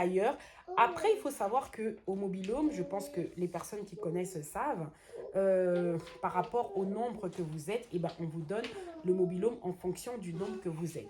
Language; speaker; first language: French; native; French